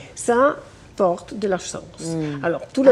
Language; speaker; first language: French; non-native, fluent; Italian